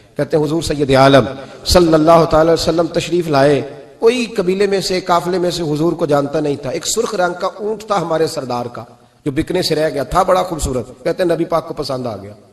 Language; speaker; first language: Urdu; non-native, local second language; Punjabi